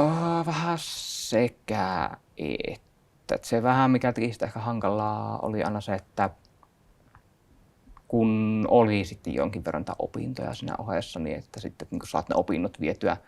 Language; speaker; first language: Finnish; native; Finnish